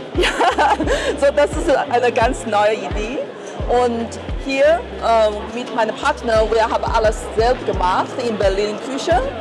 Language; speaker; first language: German; non-native, learner; Chinese